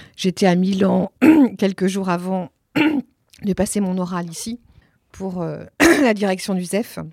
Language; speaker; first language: French; early bilingual, other home language; Italian